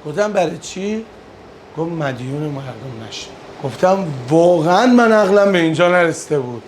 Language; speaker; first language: Persian; native; Persian